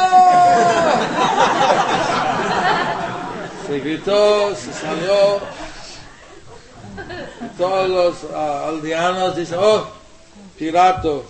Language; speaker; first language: Spanish; non-native, learner; English